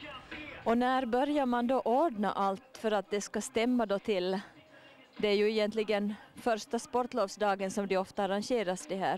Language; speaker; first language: Swedish; native; Swedish